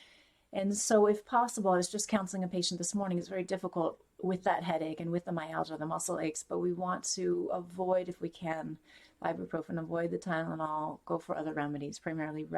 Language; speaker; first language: English; native; English